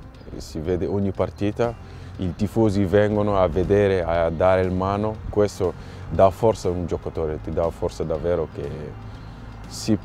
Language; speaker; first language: Italian; non-native, fluent; French